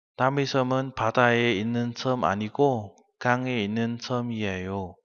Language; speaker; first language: Korean; non-native, learner; Vietnamese